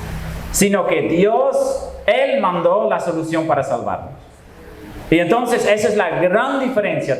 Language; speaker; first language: Spanish; non-native, fluent; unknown